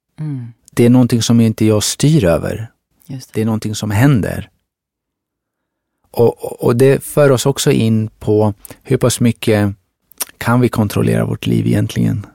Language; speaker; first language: Swedish; early bilingual, other home language; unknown